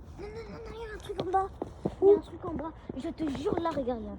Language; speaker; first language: French; native; French